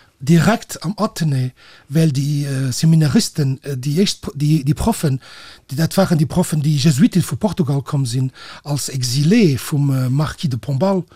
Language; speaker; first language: Luxembourgish; early bilingual, other home language; Portuguese